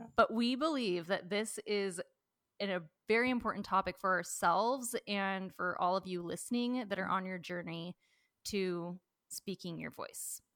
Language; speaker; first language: English; native; English